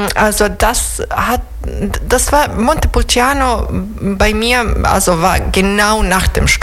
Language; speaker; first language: German; non-native, fluent; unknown